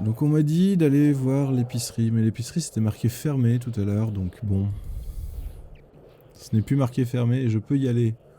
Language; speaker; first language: French; native; French